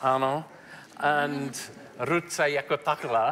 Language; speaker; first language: Czech; non-native, learner; English